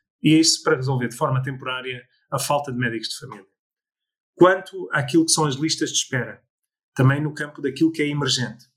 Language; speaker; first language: Portuguese; early bilingual, other home language; English